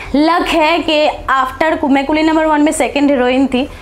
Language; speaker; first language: Hindi; non-native, local second language; Bangla